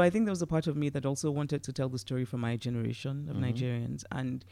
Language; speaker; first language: English; non-native, local second language; Igbo